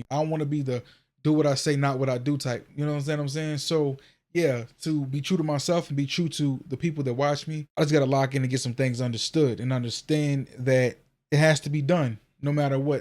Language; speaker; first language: English; native; English